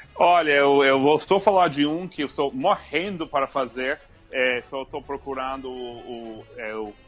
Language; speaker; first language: Portuguese; non-native, fluent; English